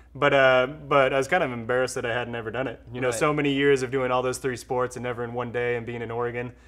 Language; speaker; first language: English; native; English